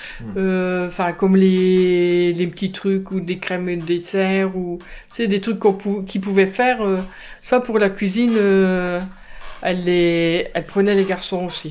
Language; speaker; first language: French; native; French